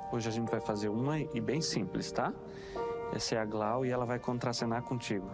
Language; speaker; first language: Portuguese; native; Portuguese